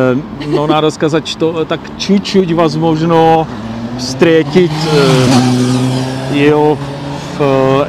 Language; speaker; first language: Russian; non-native, learner; Czech